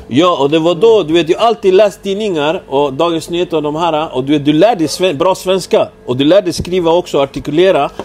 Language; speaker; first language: Swedish; early bilingual, other home language; Spanish